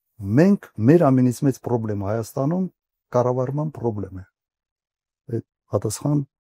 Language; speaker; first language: Armenian; native; Armenian